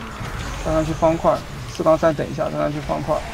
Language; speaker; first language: Chinese; native; Chinese